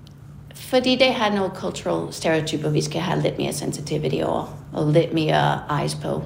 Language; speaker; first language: Danish; non-native, fluent; English